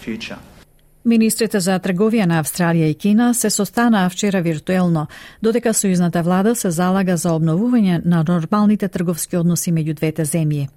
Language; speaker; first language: Macedonian; native; Macedonian